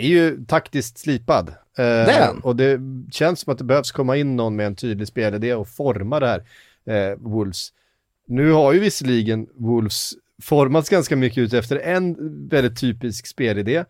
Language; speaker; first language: Swedish; native; Swedish